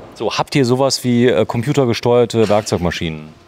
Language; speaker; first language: German; native; German